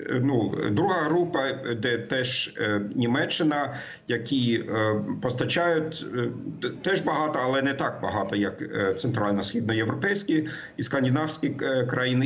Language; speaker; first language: Ukrainian; non-native, fluent; German